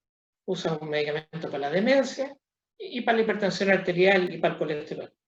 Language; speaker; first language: Spanish; native; Spanish